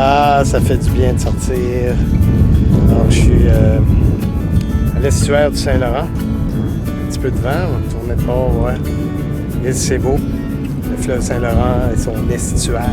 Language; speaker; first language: French; native; French